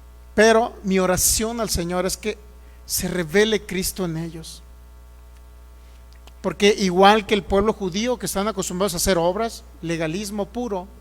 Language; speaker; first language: Spanish; native; Spanish